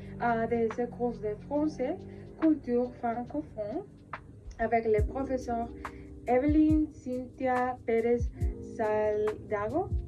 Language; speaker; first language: French; non-native, learner; Spanish